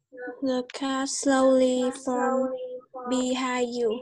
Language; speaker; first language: English; non-native, learner; Vietnamese